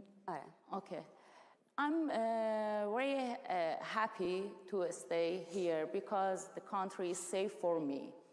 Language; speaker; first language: English; non-native, learner; Persian